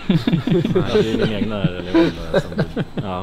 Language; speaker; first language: Swedish; native; Swedish